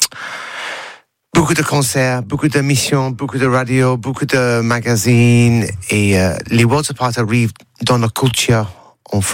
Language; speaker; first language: French; non-native, learner; English